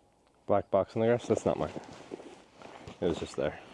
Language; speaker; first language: English; native; English